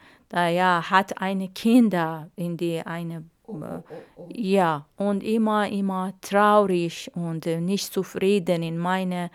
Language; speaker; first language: German; non-native, learner; Arabic